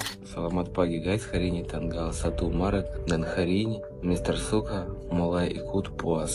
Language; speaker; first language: Indonesian; non-native, learner; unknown